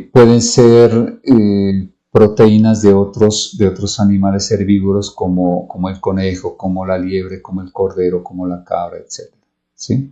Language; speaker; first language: Spanish; native; Spanish